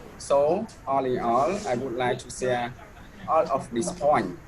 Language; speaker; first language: English; non-native, learner; Khmer